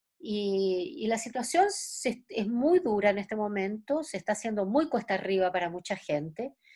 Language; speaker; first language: Spanish; native; Spanish